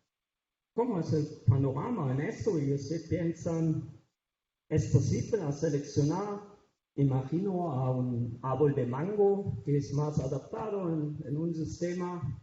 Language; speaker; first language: Spanish; non-native, fluent; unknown